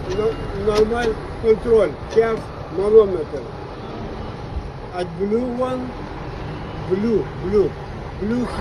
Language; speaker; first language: English; non-native, learner; Russian